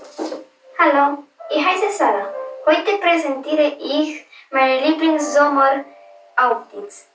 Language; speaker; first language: German; non-native, learner; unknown